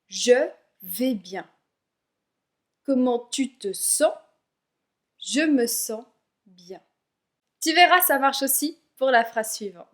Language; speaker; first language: French; native; French